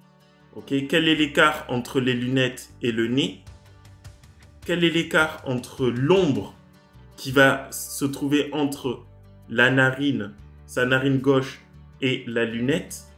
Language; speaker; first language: French; native; French